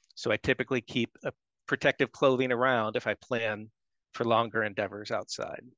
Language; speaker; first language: English; native; English